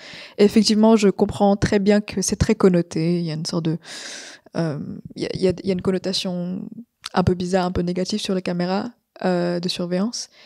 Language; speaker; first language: French; non-native, fluent; Vietnamese